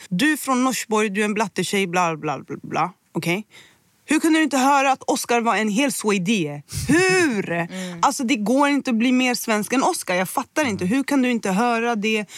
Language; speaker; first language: Swedish; early bilingual, other home language; Somali